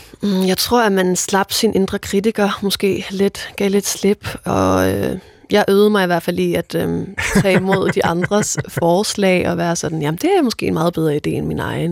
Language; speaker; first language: Danish; non-native, local second language; Faroese